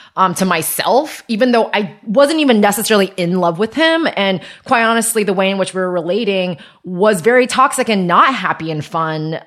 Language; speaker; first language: English; early bilingual, other home language; Chinese